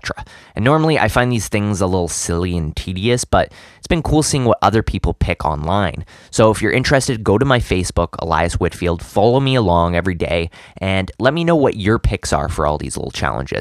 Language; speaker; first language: English; native; English